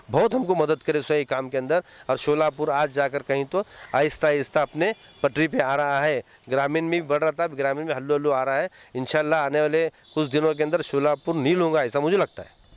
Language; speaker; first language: Hindi; non-native, local second language; Urdu